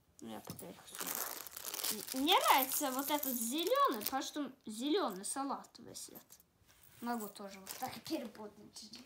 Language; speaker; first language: Russian; early bilingual, heritage; Russian